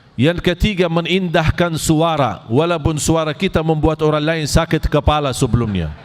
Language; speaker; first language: Malay; non-native, fluent; Arabic